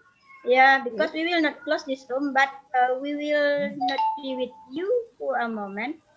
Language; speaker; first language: English; non-native, fluent; Indonesian